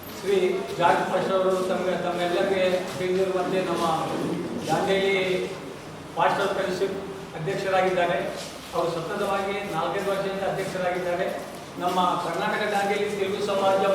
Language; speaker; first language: Kannada; non-native, local second language; Telugu